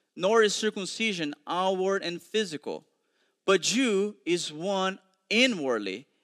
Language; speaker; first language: English; non-native, fluent; Portuguese